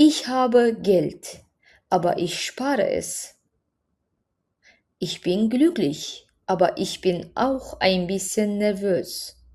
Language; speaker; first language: German; non-native, fluent; Azerbaijani